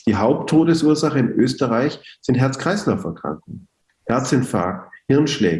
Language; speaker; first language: German; native; German